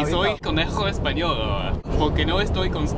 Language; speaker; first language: Spanish; non-native, learner; English